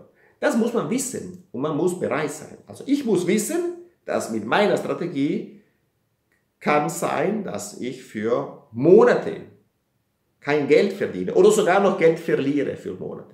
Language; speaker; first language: German; non-native, fluent; Italian